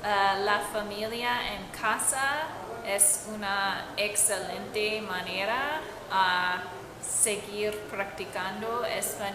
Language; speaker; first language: Spanish; non-native, learner; English